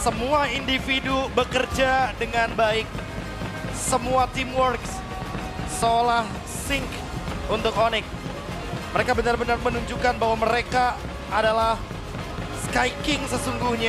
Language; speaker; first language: Indonesian; native; Indonesian